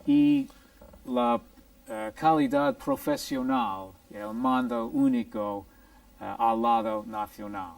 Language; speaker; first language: Spanish; non-native, fluent; English